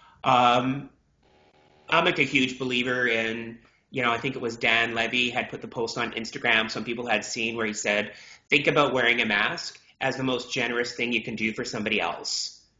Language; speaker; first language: English; native; English